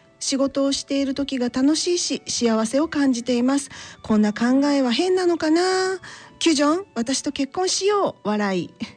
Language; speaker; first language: Japanese; native; Japanese